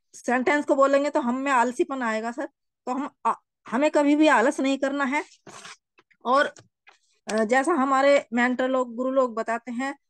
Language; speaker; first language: Hindi; native; Hindi